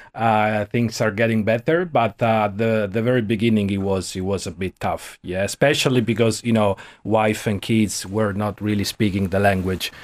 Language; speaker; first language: English; non-native, fluent; Italian